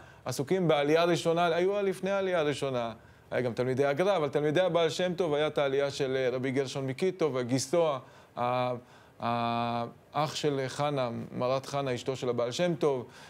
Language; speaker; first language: Hebrew; native; Hebrew